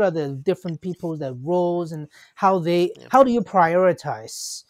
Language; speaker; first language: English; non-native, local second language; Cantonese